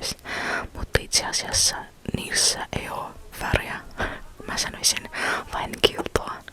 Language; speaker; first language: Finnish; non-native, fluent; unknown